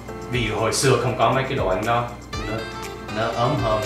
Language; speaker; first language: Vietnamese; early bilingual, other home language; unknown